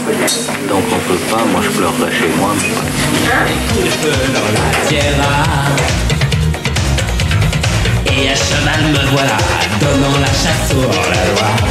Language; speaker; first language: French; native; French